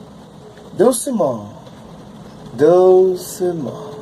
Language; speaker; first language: French; non-native, learner; Portuguese